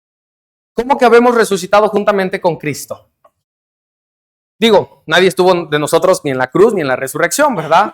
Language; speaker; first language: Spanish; native; Spanish